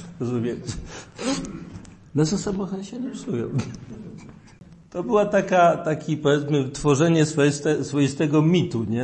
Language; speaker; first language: Polish; native; Polish